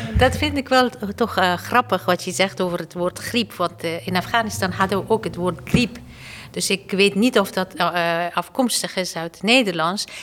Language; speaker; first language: Dutch; non-native, fluent; Persian